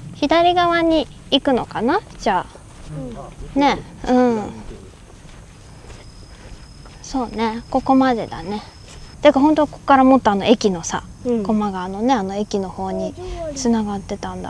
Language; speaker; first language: Japanese; native; Japanese